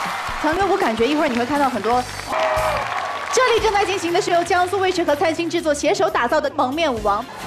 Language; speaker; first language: Chinese; native; Chinese